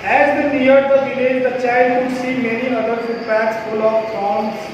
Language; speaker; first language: English; non-native, local second language; Hindi